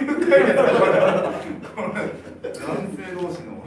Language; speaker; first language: Japanese; native; Japanese